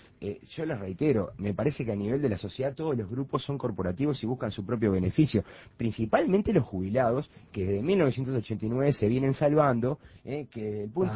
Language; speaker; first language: Spanish; native; Spanish